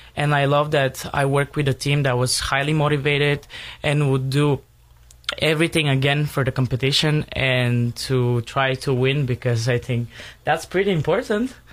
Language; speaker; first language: English; non-native, fluent; Bulgarian